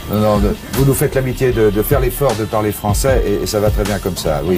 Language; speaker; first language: French; native; French